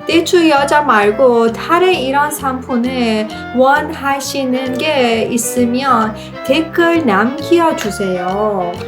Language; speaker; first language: Korean; non-native, learner; Persian